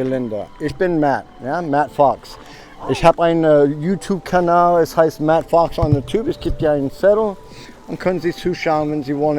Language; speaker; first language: German; non-native, learner; English